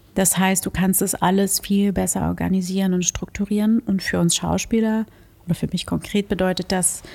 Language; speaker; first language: German; early bilingual, other home language; Portuguese